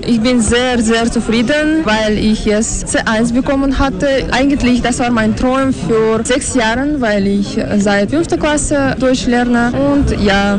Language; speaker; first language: German; non-native, fluent; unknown